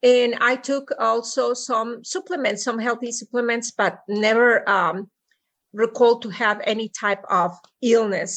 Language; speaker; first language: English; non-native, fluent; Spanish